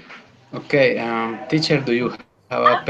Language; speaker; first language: English; non-native, learner; Spanish